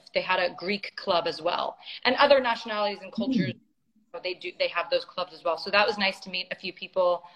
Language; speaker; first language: English; native; English